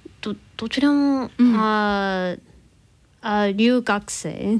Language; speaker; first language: Japanese; non-native, learner; English